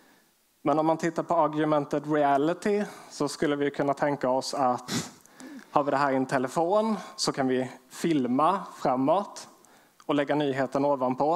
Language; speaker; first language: Swedish; native; Swedish